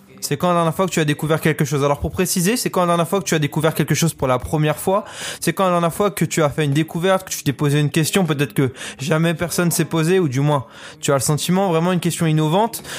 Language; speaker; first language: French; native; French